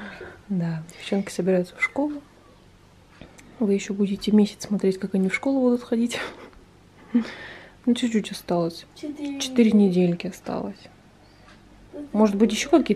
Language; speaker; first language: Russian; native; Russian